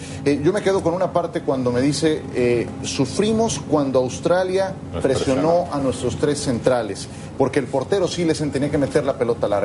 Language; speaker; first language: Spanish; native; Spanish